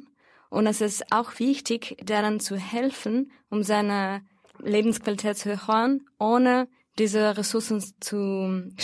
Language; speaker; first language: German; non-native, fluent; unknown